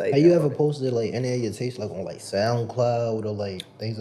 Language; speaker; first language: English; native; English